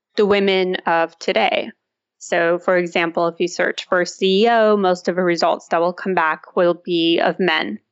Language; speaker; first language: English; early bilingual, other home language; Russian